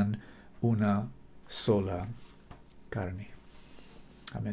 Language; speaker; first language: Spanish; non-native, learner; English